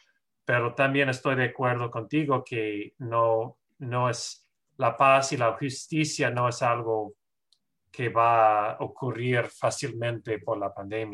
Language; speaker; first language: Spanish; non-native, fluent; English